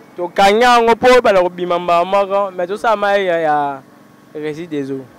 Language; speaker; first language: Lingala; native; Lingala